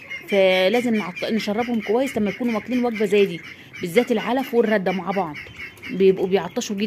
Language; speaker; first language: Arabic; native; Arabic